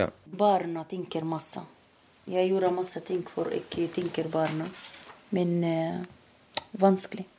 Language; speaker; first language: Norwegian; non-native, learner; Arabic